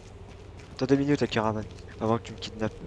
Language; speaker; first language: French; native; French